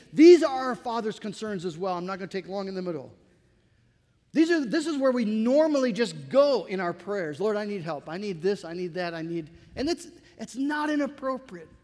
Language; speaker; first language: English; native; English